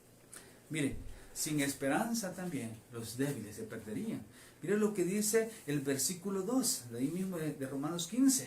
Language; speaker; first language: Spanish; native; Spanish